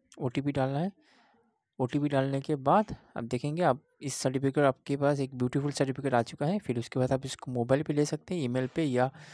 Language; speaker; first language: Hindi; non-native, local second language; Bangla